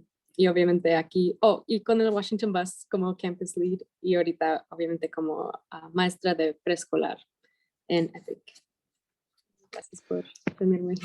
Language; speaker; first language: Spanish; early bilingual, heritage; Spanish